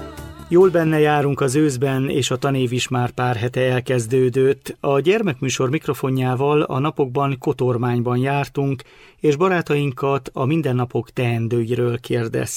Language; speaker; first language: Hungarian; native; Hungarian